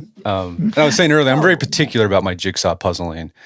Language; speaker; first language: English; native; English